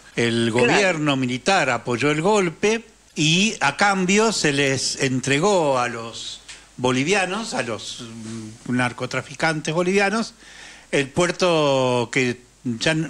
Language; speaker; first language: Spanish; native; Spanish